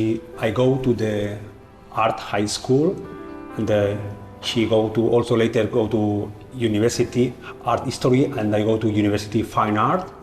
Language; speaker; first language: English; non-native, learner; Spanish